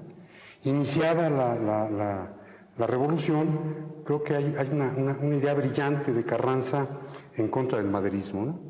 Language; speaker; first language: Spanish; native; Spanish